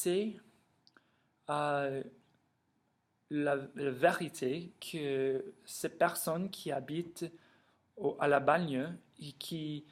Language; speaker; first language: French; non-native, learner; English